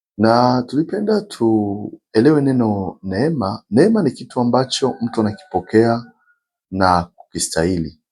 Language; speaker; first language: Swahili; non-native, local second language; Rundi